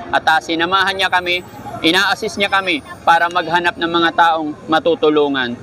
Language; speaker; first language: Filipino; non-native, local second language; Pangasinan